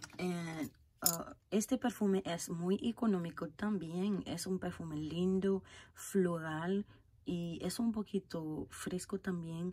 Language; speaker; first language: Spanish; non-native, fluent; Haitian Creole